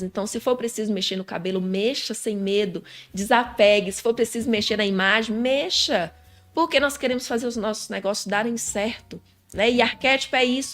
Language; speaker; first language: Portuguese; native; Portuguese